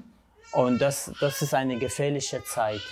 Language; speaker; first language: German; non-native, fluent; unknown